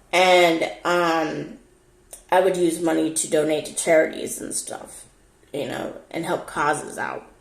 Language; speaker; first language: English; native; English